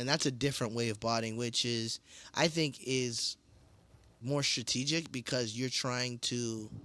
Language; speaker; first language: English; native; English